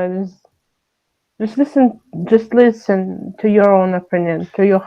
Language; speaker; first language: English; non-native, learner; French